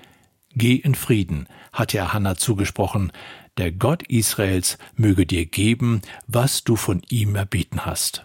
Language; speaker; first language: German; native; German